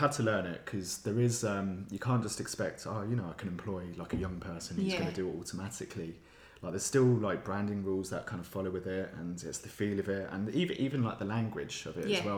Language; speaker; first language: English; native; English